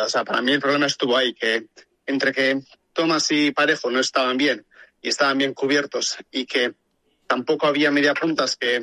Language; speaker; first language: Spanish; native; Spanish